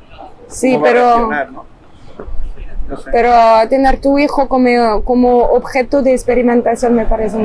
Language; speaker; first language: Spanish; non-native, fluent; French